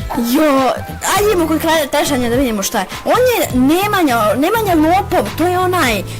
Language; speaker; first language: Bosnian; native; Bosnian